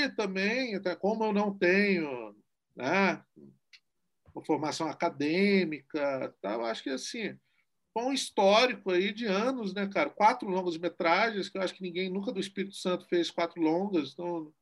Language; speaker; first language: Portuguese; native; Portuguese